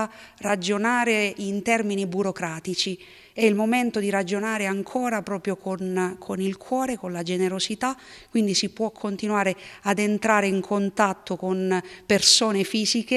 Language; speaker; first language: Italian; native; Italian